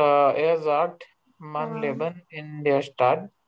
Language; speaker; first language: German; non-native, learner; Hindi